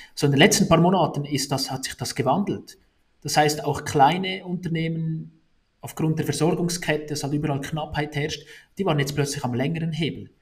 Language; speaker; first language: German; native; German